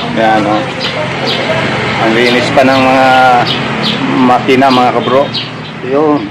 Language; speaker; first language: Filipino; non-native, local second language; Cebuano